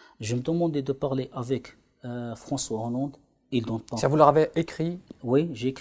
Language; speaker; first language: French; non-native, learner; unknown